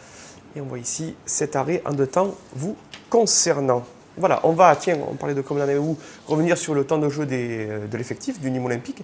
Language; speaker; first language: French; native; French